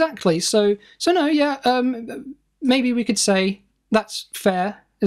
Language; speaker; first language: English; native; English